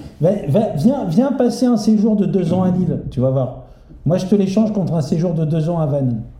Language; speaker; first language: French; native; French